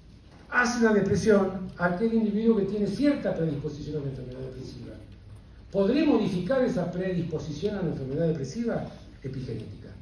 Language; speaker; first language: Spanish; native; Spanish